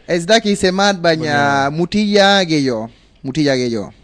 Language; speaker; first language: Basque; non-native, learner; Wolof